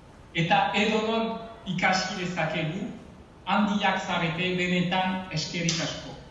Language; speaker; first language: Basque; non-native, learner; French